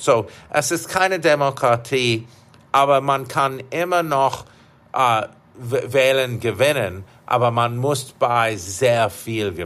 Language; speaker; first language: German; non-native, fluent; English